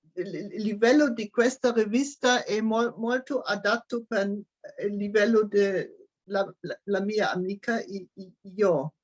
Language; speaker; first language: Italian; non-native, learner; German